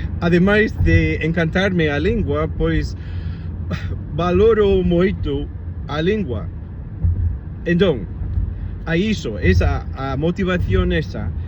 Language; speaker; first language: Galician; non-native, learner; English